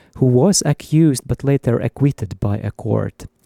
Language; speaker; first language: English; non-native, fluent; Latvian